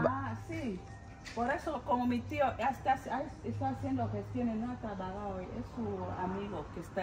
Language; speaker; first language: Spanish; non-native, fluent; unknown